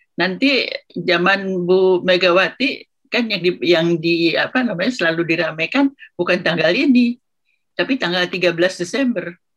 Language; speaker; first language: Indonesian; non-native, local second language; Sundanese